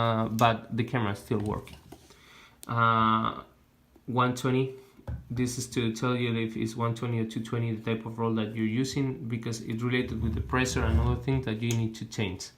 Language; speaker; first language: English; non-native, fluent; Spanish